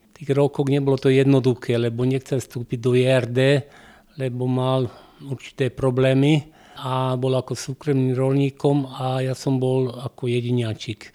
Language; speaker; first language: Slovak; non-native, local second language; Hungarian